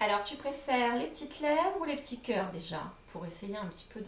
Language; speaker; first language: French; native; French